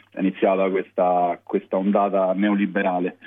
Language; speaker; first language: Italian; native; Italian